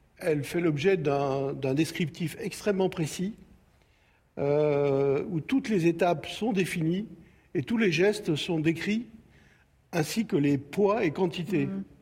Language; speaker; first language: French; native; French